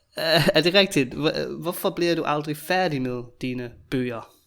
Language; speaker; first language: Danish; native; Danish